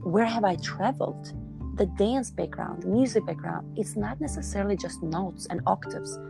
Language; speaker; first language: English; non-native, fluent; Albanian